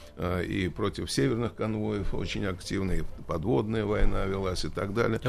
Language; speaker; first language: Russian; native; Russian